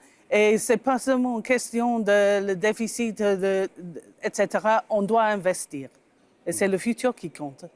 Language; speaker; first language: French; non-native, fluent; English